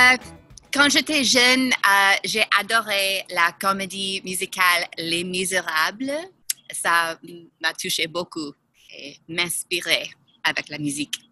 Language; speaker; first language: French; non-native, local second language; English